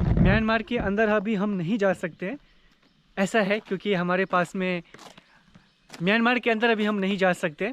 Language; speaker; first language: Hindi; native; Hindi